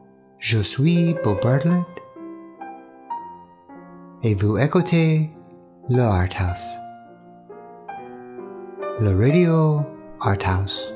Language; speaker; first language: French; non-native, learner; English